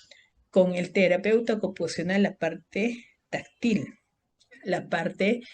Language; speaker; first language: Spanish; native; Spanish